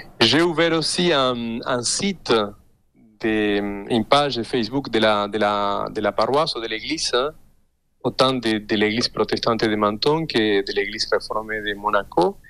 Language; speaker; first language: French; non-native, fluent; Spanish